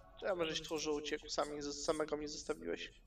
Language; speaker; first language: Polish; native; Polish